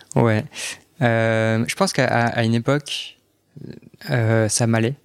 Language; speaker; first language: French; native; French